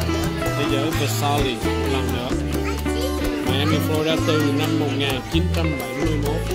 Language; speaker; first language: Vietnamese; early bilingual, heritage; Vietnamese